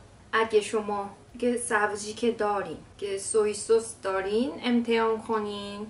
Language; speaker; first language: Persian; non-native, learner; Korean